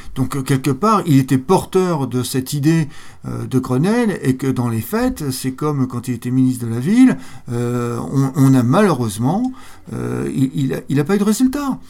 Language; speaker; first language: French; native; French